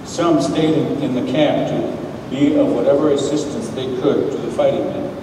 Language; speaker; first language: English; native; English